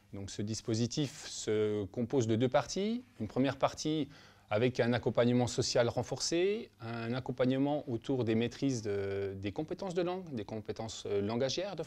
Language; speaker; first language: French; native; French